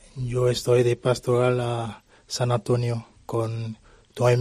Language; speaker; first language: Spanish; non-native, learner; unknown